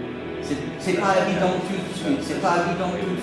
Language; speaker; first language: French; non-native, learner; English